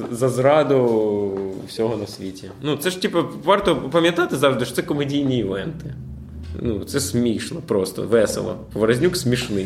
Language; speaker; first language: Ukrainian; non-native, local second language; Russian